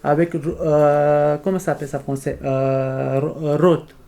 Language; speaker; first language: French; non-native, learner; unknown